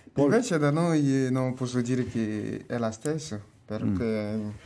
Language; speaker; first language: Italian; non-native, fluent; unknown